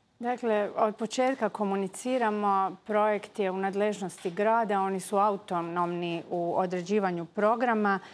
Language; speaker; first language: Croatian; native; Croatian